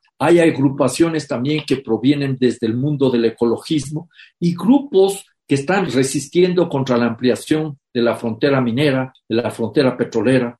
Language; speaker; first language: Spanish; native; Spanish